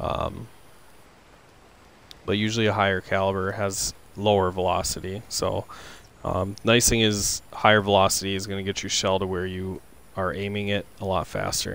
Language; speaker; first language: English; native; English